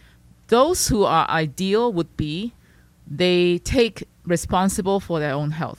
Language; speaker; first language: English; non-native, local second language; Chinese